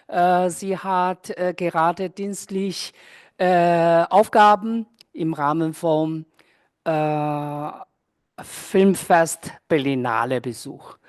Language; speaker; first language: German; non-native, fluent; Chinese